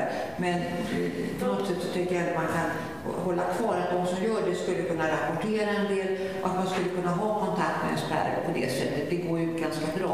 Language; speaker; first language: Swedish; native; Swedish